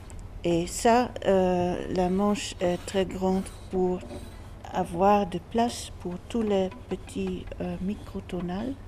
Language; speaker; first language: French; non-native, fluent; Dutch